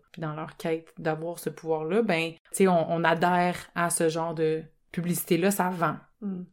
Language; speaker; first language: French; native; French